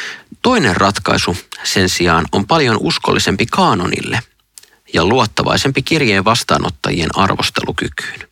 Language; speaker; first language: Finnish; native; Finnish